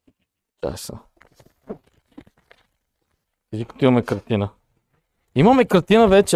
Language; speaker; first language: Bulgarian; native; Bulgarian